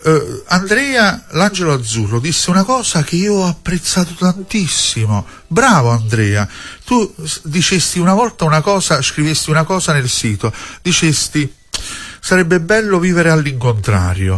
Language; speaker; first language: Italian; native; Italian